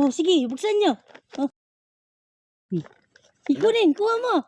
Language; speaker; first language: Filipino; non-native, local second language; Cebuano